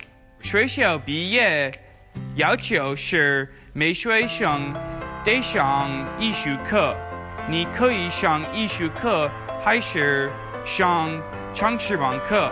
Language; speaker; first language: Chinese; non-native, learner; English